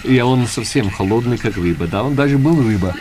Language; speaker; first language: Russian; early bilingual, heritage; Russian